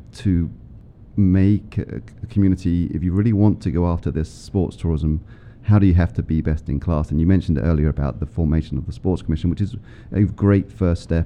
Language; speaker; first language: English; native; English